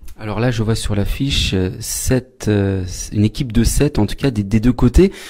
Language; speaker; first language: French; native; French